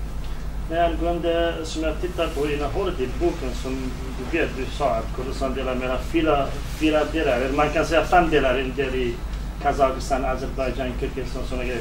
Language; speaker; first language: Swedish; non-native, fluent; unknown